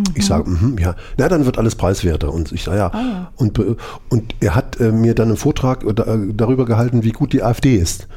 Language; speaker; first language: German; native; German